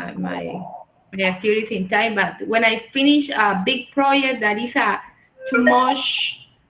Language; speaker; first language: English; non-native, learner; Spanish